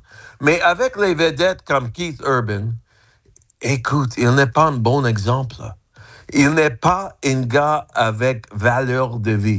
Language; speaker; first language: French; non-native, fluent; English